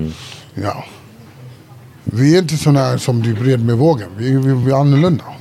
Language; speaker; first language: Swedish; early bilingual, other home language; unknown